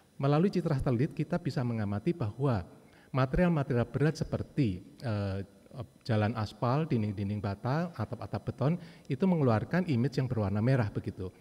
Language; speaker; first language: Indonesian; native; Indonesian